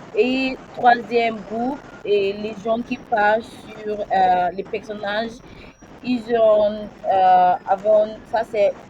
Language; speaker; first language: French; non-native, learner; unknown